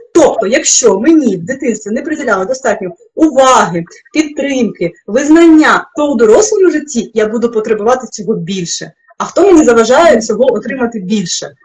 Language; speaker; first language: Ukrainian; non-native, local second language; Russian